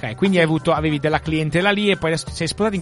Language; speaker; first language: Italian; early bilingual, heritage; Italian